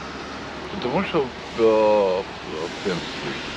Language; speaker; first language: Russian; non-native, local second language; Latvian